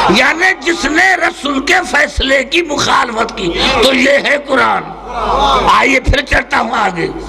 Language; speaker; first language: Urdu; non-native, local second language; Sindhi